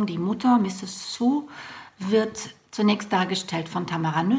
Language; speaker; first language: German; native; German